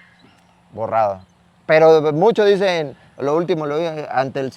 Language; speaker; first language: Spanish; native; Spanish